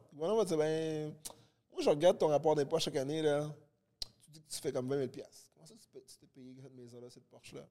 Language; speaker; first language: French; early bilingual, other home language; Haitian Creole